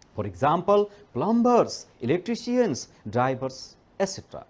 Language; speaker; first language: English; non-native, local second language; Nepali